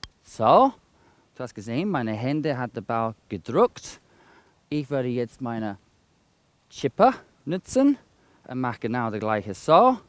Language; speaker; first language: German; non-native, fluent; English